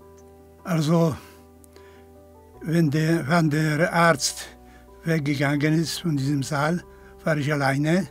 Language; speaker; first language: German; non-native, fluent; Polish